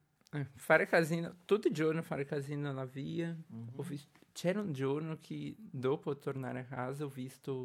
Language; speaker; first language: Italian; non-native, learner; Portuguese